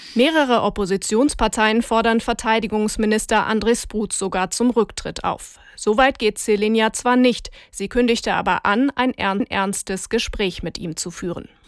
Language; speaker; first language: German; native; German